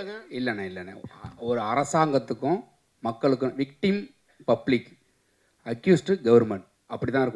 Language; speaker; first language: Tamil; native; Tamil